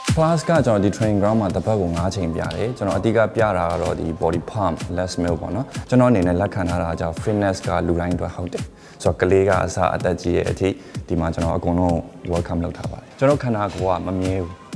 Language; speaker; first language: Burmese; non-native, local second language; Shan